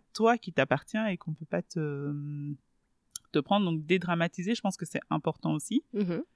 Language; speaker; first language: French; non-native, fluent; Swahili